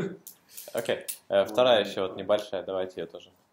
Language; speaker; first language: Russian; native; Russian